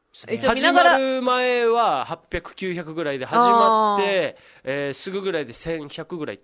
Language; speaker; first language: Japanese; native; Japanese